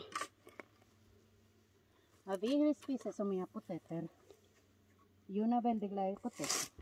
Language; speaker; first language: Norwegian; non-native, learner; Filipino